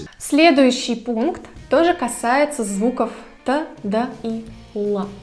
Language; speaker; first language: Russian; native; Russian